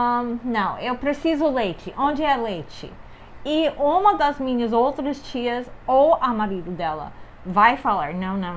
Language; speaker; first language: Portuguese; non-native, fluent; English